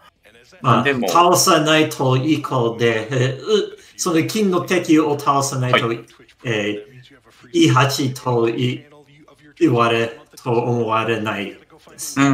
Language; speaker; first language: Japanese; non-native, learner; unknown